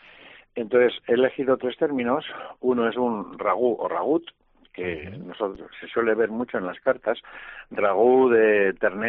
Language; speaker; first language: Spanish; native; Spanish